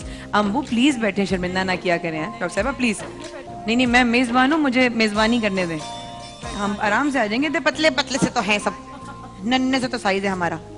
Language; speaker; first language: Urdu; native; Urdu